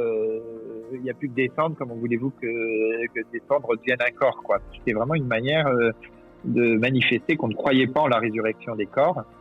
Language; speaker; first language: French; native; French